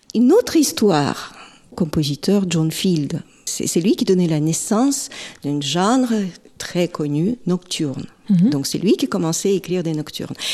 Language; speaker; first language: French; non-native, fluent; Russian